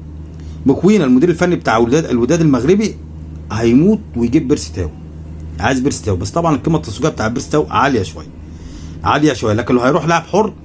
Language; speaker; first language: Arabic; native; Arabic